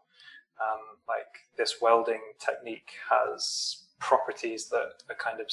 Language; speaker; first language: English; native; English